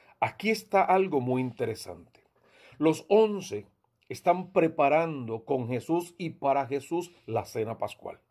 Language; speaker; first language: Spanish; native; Spanish